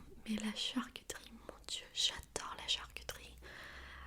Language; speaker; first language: French; non-native, fluent; Armenian